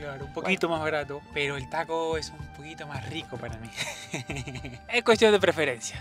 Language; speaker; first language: Spanish; native; Spanish